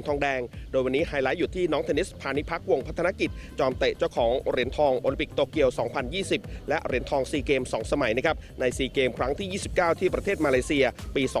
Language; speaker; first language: Thai; native; Thai